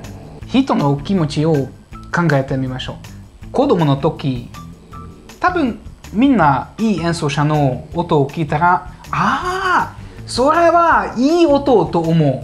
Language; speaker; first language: Japanese; non-native, fluent; Hungarian